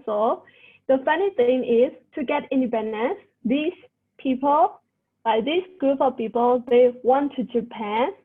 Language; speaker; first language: English; non-native, fluent; Burmese